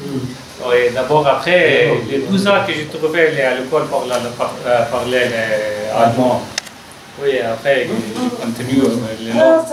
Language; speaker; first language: French; non-native, learner; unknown